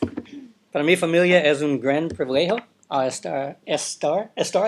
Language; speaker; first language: Spanish; non-native, learner; English